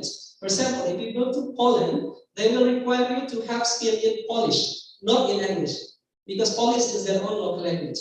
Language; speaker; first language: English; non-native, fluent; Indonesian